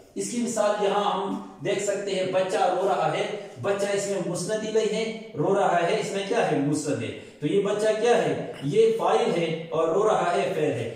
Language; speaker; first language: Urdu; non-native, local second language; Pashto